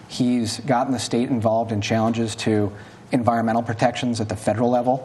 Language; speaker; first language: English; native; English